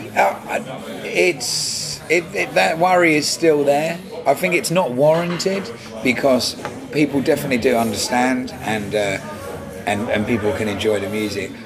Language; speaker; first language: English; native; English